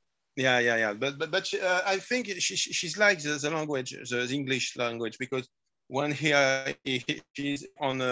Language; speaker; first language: English; non-native, learner; French